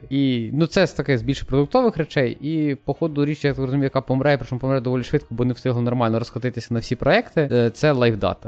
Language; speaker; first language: Ukrainian; non-native, local second language; Russian